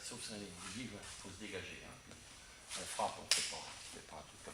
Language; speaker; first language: French; native; French